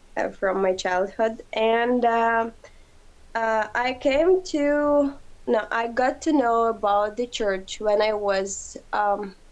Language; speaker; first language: English; non-native, fluent; Ukrainian